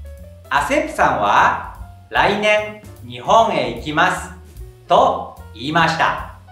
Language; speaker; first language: Japanese; non-native, fluent; Indonesian